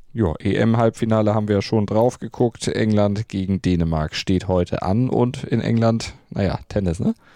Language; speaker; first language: German; native; German